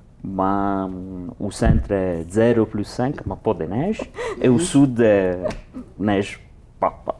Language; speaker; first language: French; non-native, learner; Italian